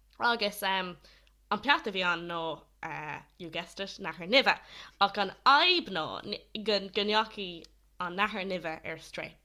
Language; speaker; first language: Irish; non-native, local second language; English